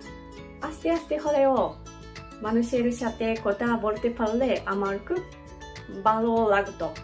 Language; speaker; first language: Bangla; non-native, learner; Japanese